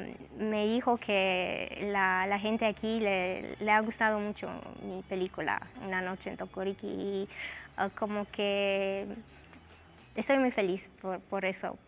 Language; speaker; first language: Spanish; non-native, fluent; Romanian